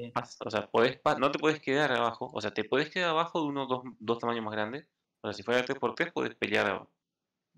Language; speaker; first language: Spanish; native; Spanish